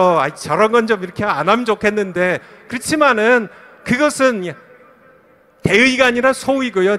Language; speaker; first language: Korean; native; Korean